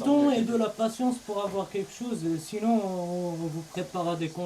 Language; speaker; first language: French; native; French